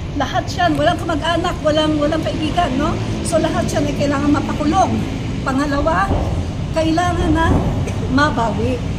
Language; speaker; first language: Filipino; non-native, local second language; Cebuano